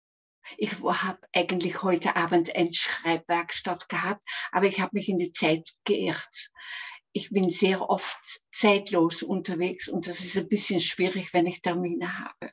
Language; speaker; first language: German; non-native, fluent; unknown